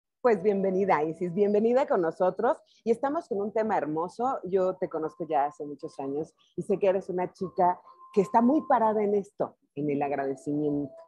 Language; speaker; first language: Spanish; native; Spanish